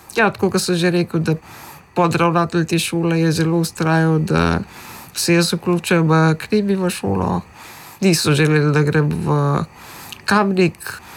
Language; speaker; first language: Slovenian; early bilingual, other home language; Macedonian